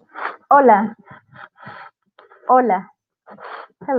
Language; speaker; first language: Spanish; non-native, fluent; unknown